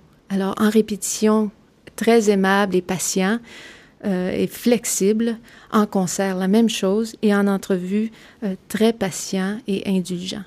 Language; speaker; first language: French; native; French